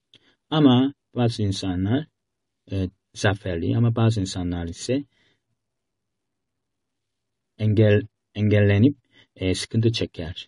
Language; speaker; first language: Turkish; non-native, fluent; Korean